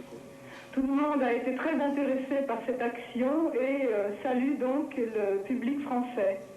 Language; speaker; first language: French; non-native, fluent; Russian